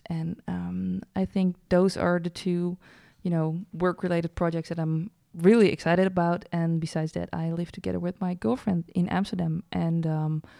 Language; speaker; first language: English; non-native, fluent; Dutch